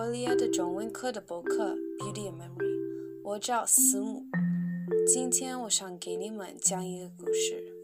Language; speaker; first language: Chinese; non-native, learner; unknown